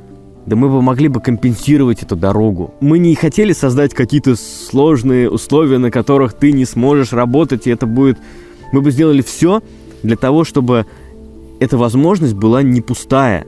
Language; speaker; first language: Russian; native; Russian